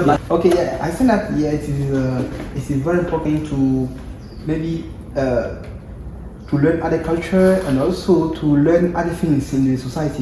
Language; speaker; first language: English; non-native, learner; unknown